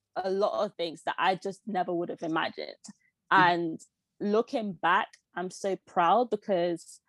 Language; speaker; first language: English; early bilingual, other home language; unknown